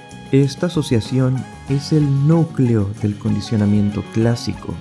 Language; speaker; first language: Spanish; native; Spanish